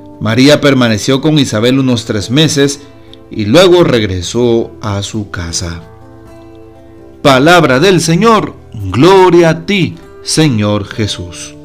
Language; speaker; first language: Spanish; native; Spanish